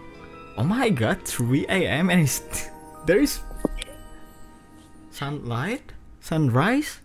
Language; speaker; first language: English; non-native, fluent; Indonesian